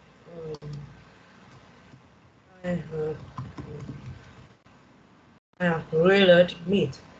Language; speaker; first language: English; non-native, learner; Vietnamese